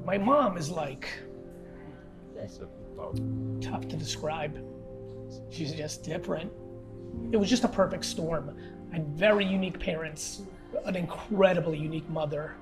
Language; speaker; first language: English; early bilingual, other home language; Russian